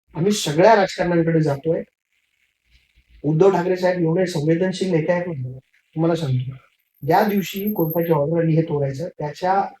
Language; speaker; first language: Marathi; native; Marathi